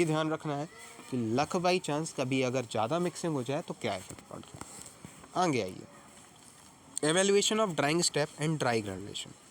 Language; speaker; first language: Hindi; native; Hindi